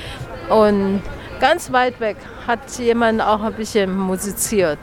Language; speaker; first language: German; non-native, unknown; Chinese